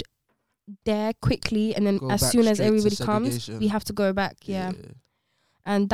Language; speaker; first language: English; early bilingual, other home language; Konkani